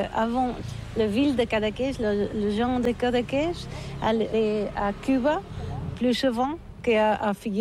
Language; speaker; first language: French; non-native, learner; Catalan